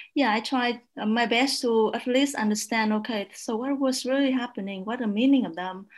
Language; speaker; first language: English; non-native, fluent; Vietnamese